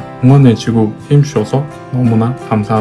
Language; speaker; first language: Korean; non-native, fluent; Uzbek